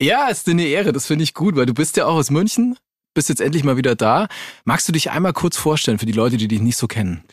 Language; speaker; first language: German; native; German